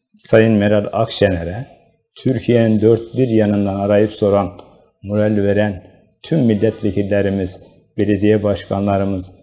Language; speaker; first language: Turkish; native; Turkish